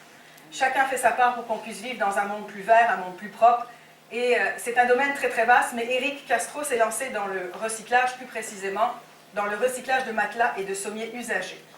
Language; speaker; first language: French; native; French